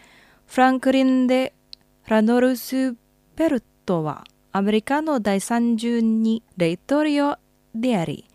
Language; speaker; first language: Japanese; non-native, fluent; Indonesian